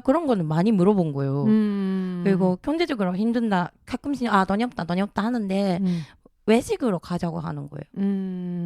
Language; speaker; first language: Korean; early bilingual, heritage; Japanese